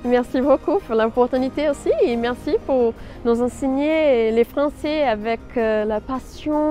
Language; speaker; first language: French; non-native, fluent; Portuguese